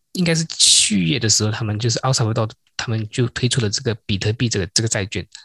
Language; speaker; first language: Chinese; native; Chinese